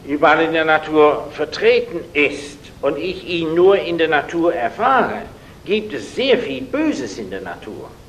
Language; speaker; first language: German; non-native, fluent; English